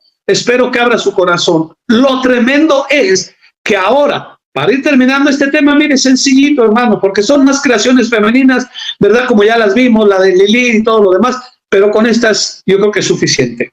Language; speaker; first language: Spanish; native; Spanish